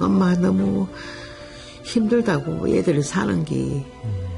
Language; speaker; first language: Korean; native; Korean